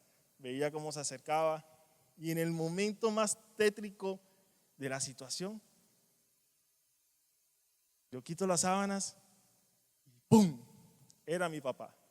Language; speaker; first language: Spanish; native; Spanish